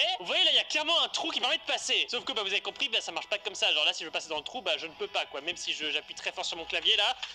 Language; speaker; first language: French; native; French